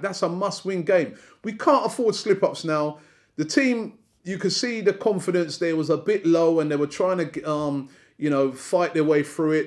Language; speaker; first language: English; native; English